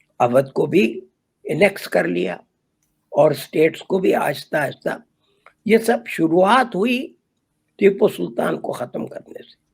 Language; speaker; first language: Urdu; non-native, local second language; Saraiki